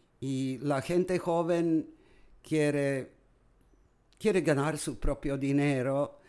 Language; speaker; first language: Spanish; non-native, fluent; Serbian